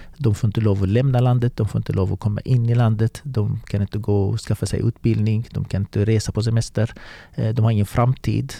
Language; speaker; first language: Swedish; early bilingual, other home language; Arabic